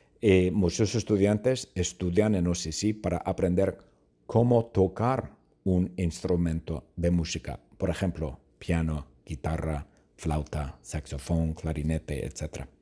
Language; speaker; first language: Spanish; non-native, fluent; English